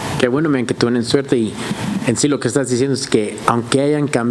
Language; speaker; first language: Spanish; native; Spanish